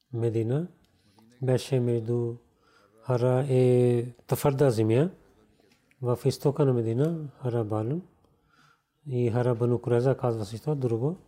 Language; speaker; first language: Bulgarian; non-native, learner; Urdu